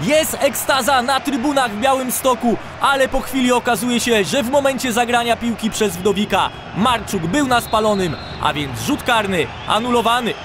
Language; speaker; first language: Polish; native; Polish